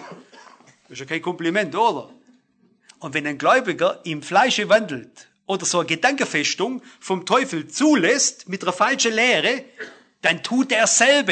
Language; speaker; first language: German; native; German